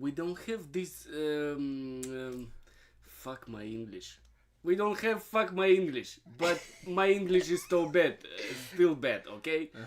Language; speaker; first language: English; non-native, learner; Russian